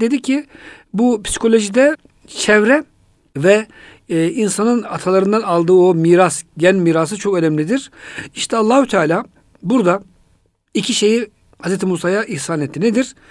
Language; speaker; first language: Turkish; native; Turkish